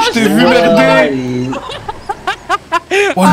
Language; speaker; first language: French; native; French